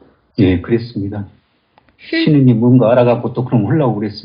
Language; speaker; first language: Korean; native; Korean